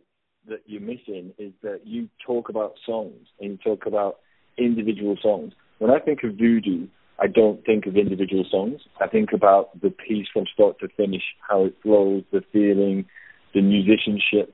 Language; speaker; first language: English; native; English